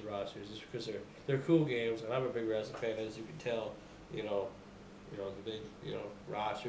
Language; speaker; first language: English; native; English